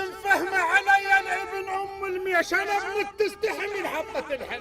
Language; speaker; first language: Arabic; native; Arabic